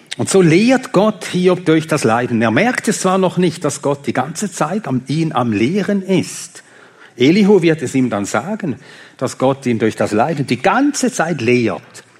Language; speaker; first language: German; non-native, fluent; Swedish